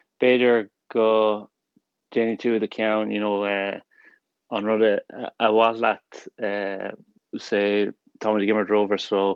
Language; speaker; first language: Irish; non-native, local second language; English